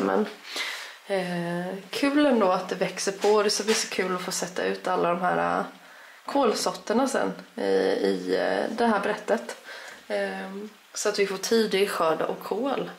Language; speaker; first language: Swedish; native; Swedish